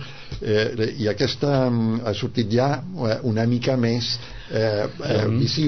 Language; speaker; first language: Catalan; non-native, fluent; Spanish